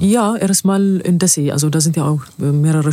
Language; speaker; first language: German; non-native, fluent; Amharic